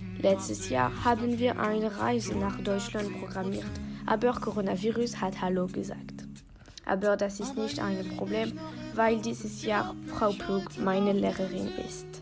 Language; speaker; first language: German; non-native, learner; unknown